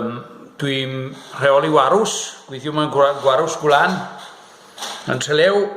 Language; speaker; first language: Welsh; early bilingual, heritage; Welsh